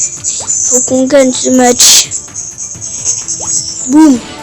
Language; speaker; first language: French; early bilingual, other home language; Romanian